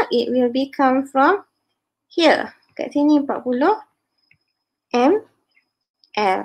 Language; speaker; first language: English; non-native, local second language; Malay